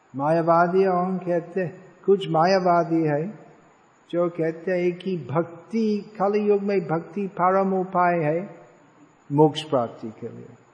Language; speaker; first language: Hindi; non-native, fluent; English